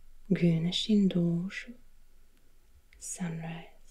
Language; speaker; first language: Turkish; non-native, learner; German